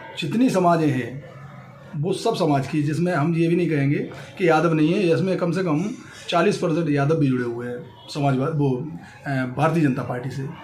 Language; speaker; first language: Hindi; native; Hindi